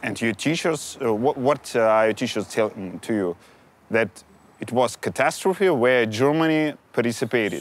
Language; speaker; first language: English; non-native, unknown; Russian